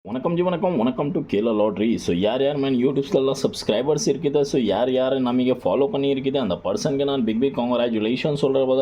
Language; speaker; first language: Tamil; non-native, learner; Kannada